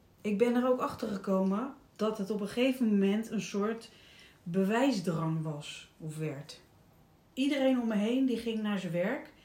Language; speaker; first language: Dutch; native; Dutch